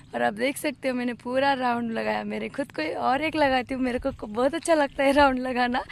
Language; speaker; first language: Hindi; non-native, local second language; Marathi